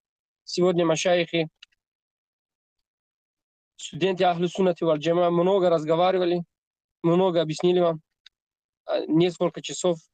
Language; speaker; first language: Russian; non-native, learner; Tajik